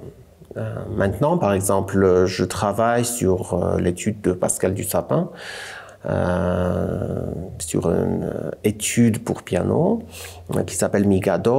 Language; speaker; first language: French; non-native, fluent; Armenian